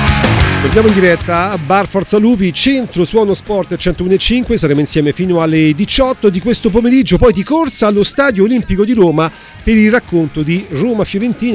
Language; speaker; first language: Italian; native; Italian